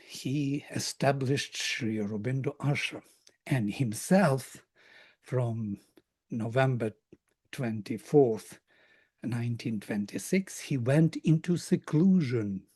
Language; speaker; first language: English; non-native, fluent; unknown